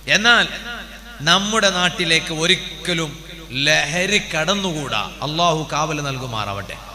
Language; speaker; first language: Malayalam; non-native, local second language; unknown